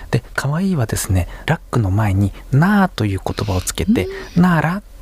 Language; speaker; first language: Japanese; native; Japanese